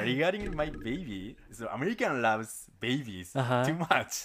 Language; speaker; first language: English; non-native, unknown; Japanese